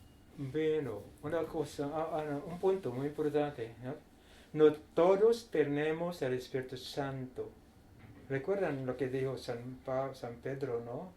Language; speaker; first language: Spanish; non-native, fluent; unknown